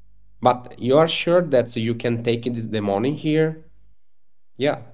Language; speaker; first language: English; non-native, learner; Italian